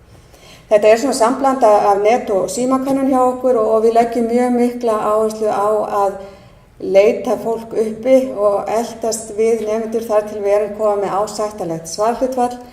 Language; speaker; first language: Icelandic; native; Icelandic